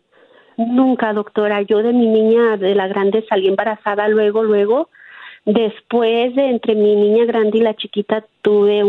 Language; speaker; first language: Spanish; native; Spanish